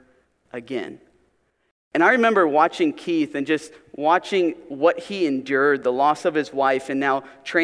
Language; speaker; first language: English; native; English